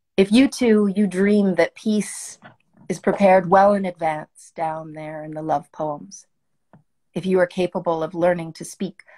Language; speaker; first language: English; early bilingual, other home language; French